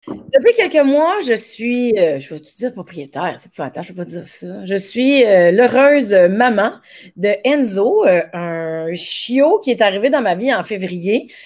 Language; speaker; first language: French; native; French